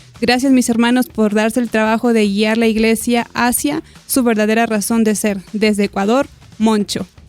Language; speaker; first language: Spanish; native; Spanish